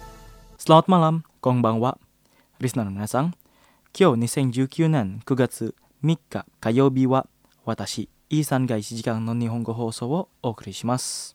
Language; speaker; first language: Japanese; non-native, fluent; Indonesian